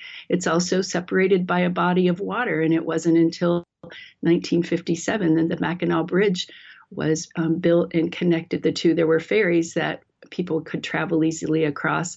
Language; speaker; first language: English; native; English